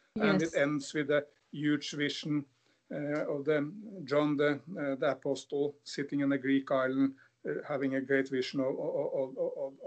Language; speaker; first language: English; non-native, fluent; Norwegian